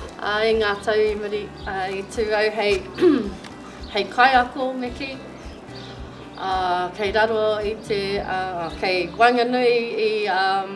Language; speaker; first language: Māori; non-native, learner; English